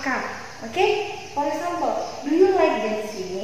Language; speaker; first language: English; non-native, learner; Indonesian